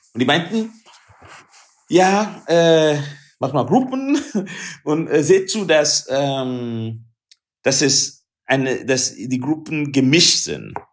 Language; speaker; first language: German; non-native, fluent; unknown